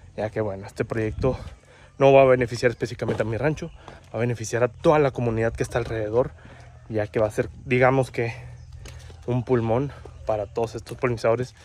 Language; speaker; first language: Spanish; native; Spanish